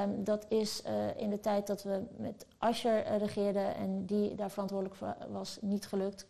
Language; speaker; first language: Dutch; early bilingual, other home language; Turkish